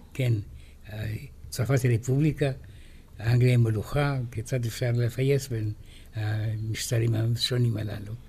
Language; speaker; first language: Hebrew; non-native, fluent; Romanian